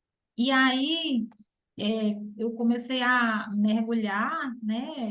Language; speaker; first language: Portuguese; native; Portuguese